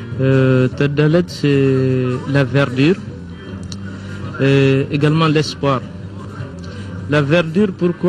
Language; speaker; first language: French; non-native, local second language; Tamasheq